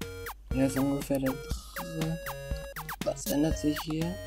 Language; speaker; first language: German; native; German